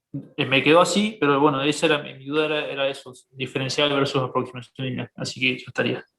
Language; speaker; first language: Spanish; native; Spanish